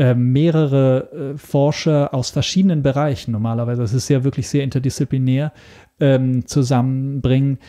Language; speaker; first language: German; non-native, fluent; Italian